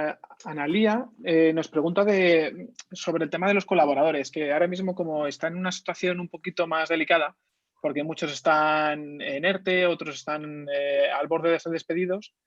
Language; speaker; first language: Spanish; native; Spanish